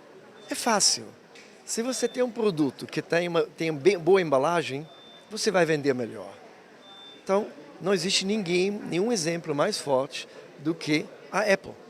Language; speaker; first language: Portuguese; non-native, fluent; German